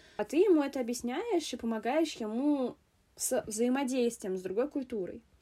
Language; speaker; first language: Russian; native; Russian